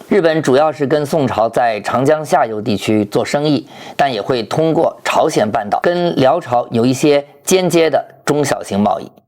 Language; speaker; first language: Chinese; native; Chinese